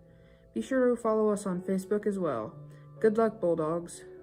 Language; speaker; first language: English; native; English